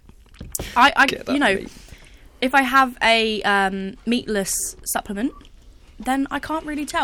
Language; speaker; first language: English; native; English